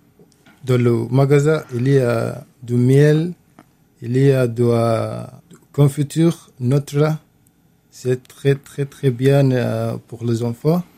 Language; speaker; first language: French; non-native, learner; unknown